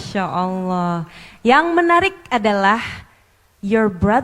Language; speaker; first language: Indonesian; native; Indonesian